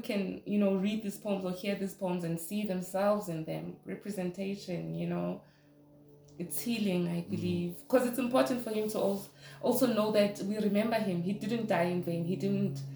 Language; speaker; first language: English; non-native, local second language; Zulu